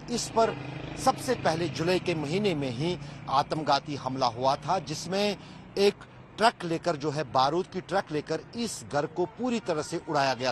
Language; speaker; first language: Hindi; native; Hindi